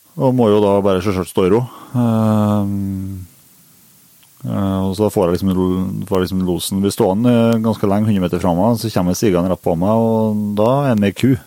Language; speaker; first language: Norwegian; native; Norwegian